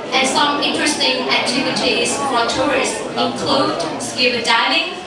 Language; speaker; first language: English; non-native, learner; Vietnamese